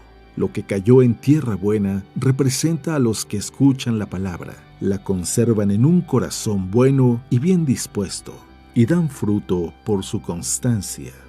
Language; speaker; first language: Spanish; native; Spanish